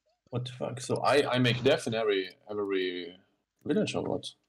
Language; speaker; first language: English; non-native, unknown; German